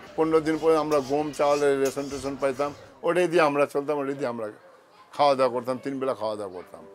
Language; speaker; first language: Bangla; non-native, local second language; Urdu